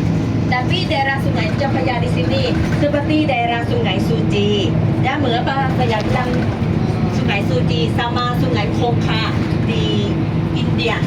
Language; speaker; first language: Indonesian; non-native, learner; Thai